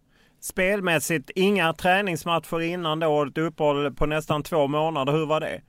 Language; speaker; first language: Swedish; native; Swedish